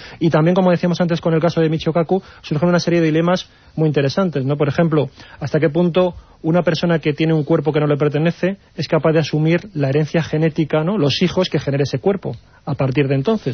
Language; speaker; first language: Spanish; native; Spanish